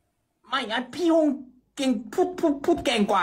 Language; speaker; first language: Thai; non-native, fluent; Korean